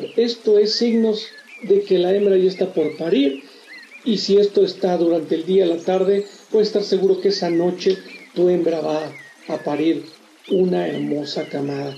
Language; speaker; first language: Spanish; native; Spanish